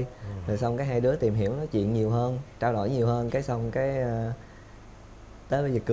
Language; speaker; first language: Vietnamese; native; Vietnamese